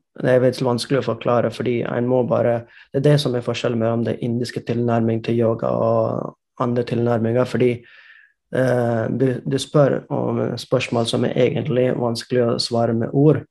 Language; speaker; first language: Norwegian; non-native, fluent; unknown